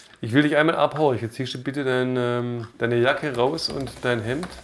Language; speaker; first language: German; native; German